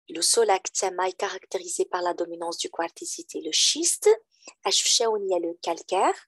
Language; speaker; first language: French; non-native, local second language; Arabic